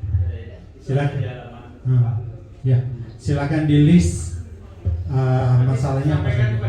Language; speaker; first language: Indonesian; native; Indonesian